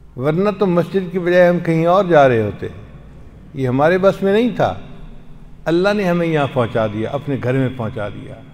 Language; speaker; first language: Urdu; non-native, local second language; Punjabi